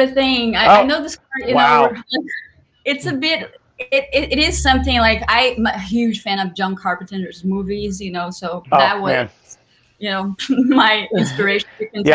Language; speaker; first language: English; non-native, fluent; Portuguese